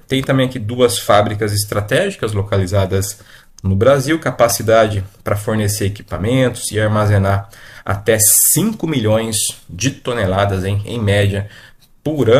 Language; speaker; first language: Portuguese; native; Portuguese